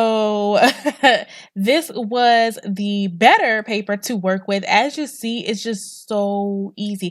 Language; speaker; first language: English; native; English